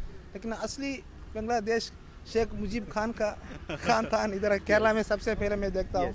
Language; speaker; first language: Hindi; non-native, local second language; Malayalam